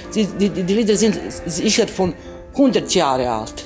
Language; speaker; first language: German; non-native, learner; Serbian